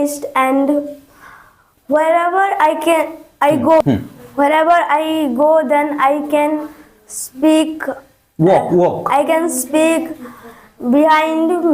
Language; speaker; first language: English; non-native, learner; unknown